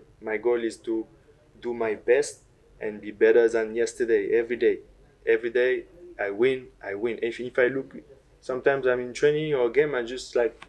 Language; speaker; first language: English; non-native, learner; French